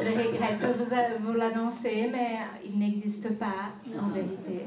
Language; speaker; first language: French; non-native, fluent; Portuguese